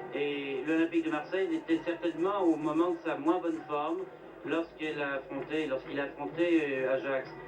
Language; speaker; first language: French; native; French